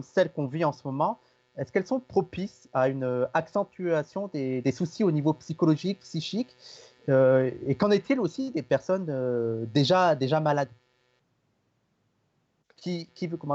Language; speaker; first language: French; native; French